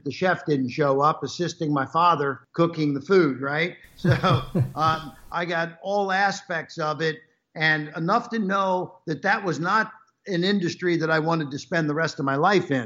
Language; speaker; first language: English; native; English